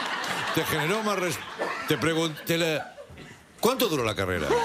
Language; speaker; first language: Spanish; native; Spanish